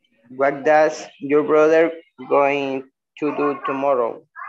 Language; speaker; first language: English; non-native, learner; Spanish